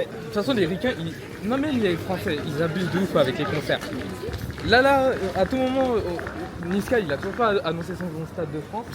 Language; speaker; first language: French; native; French